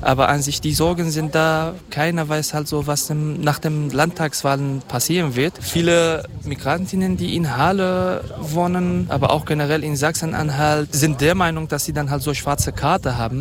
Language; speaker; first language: German; non-native, fluent; Kurdish